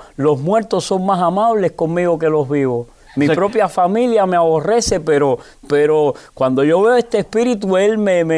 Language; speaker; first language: Spanish; native; Spanish